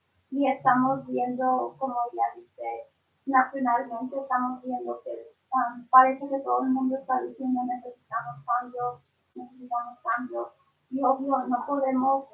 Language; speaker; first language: Spanish; early bilingual, other home language; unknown